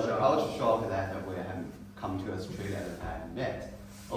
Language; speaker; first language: English; non-native, learner; Chinese